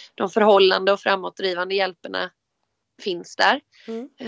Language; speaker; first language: Swedish; native; Swedish